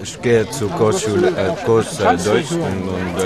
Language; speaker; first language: German; non-native, learner; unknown